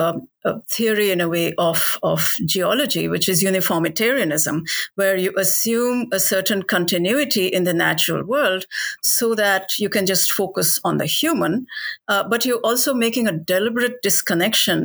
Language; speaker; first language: English; non-native, local second language; Hindi